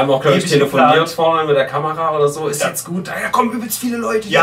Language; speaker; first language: German; native; German